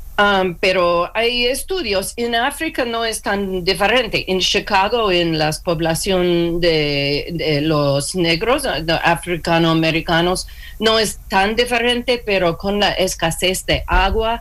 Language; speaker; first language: Spanish; non-native, learner; English